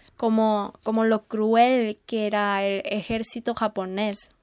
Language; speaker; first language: Spanish; non-native, fluent; Korean